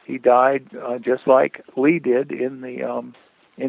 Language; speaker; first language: English; native; English